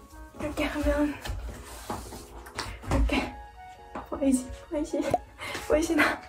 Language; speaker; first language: Korean; non-native, fluent; Japanese